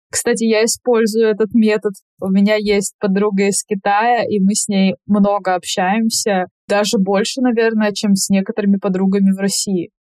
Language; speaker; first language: Russian; native; Russian